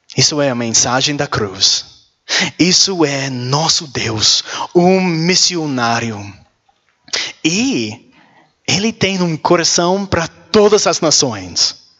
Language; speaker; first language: Portuguese; non-native, learner; English